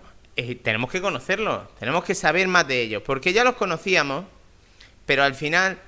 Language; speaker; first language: Spanish; native; Spanish